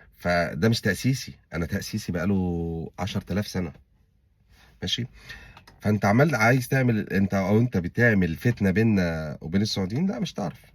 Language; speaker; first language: Egyptian Arabic; native; Egyptian Arabic